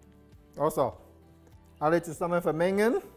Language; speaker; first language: German; non-native, learner; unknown